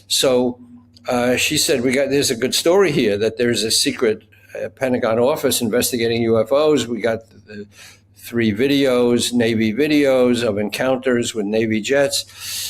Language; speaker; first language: English; native; English